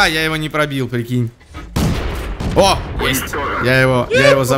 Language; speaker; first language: Russian; native; Russian